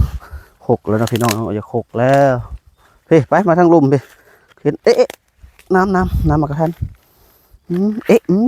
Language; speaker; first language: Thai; non-native, local second language; Lao